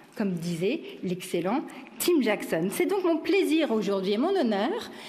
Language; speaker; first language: French; native; French